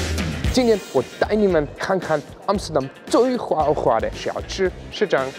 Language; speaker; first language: Chinese; non-native, fluent; German